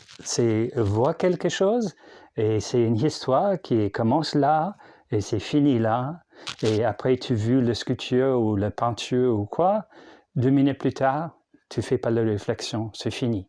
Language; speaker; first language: French; non-native, learner; English